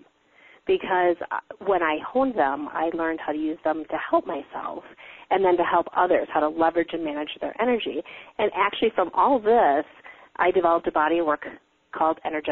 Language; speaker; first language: English; native; English